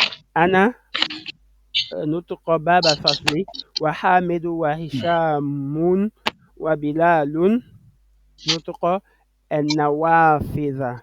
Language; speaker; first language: Arabic; non-native, fluent; French